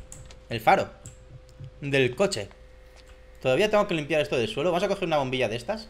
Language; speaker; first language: Spanish; native; Spanish